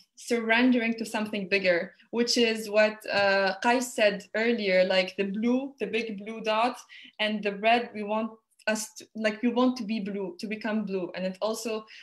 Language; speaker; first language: English; non-native, fluent; Arabic